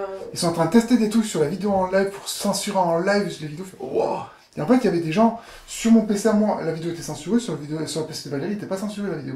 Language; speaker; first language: French; native; French